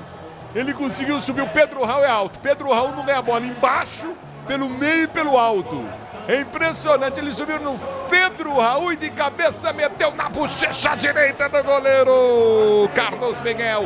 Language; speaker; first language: Portuguese; native; Portuguese